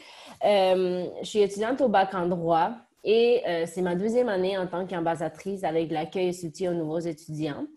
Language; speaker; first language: French; native; French